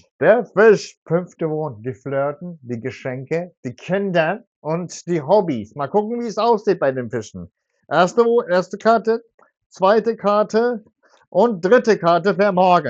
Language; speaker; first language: German; non-native, fluent; Turkish